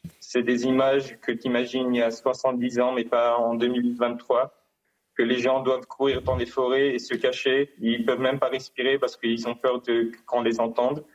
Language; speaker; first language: French; non-native, fluent; Hebrew